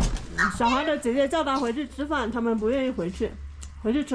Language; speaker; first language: Chinese; native; Chinese